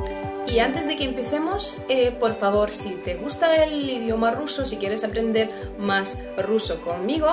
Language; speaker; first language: Spanish; non-native, fluent; Russian